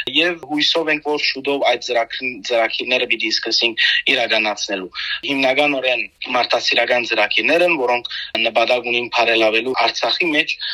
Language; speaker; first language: Armenian; native; Armenian